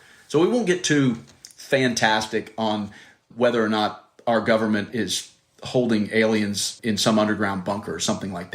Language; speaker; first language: English; native; English